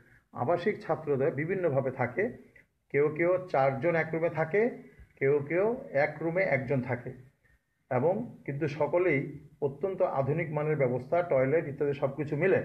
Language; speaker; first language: Bangla; native; Bangla